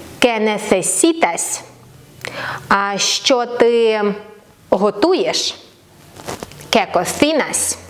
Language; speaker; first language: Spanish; non-native, learner; Ukrainian